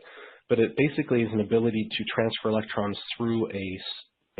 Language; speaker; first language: English; native; English